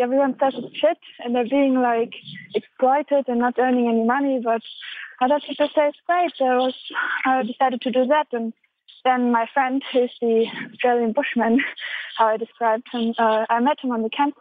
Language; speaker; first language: English; non-native, fluent; German